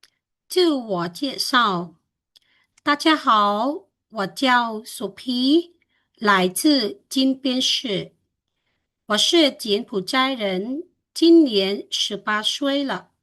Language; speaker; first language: Chinese; non-native, fluent; Khmer